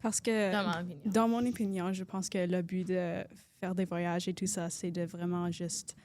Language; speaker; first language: French; non-native, local second language; English